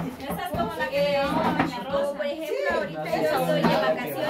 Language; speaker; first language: Spanish; non-native, local second language; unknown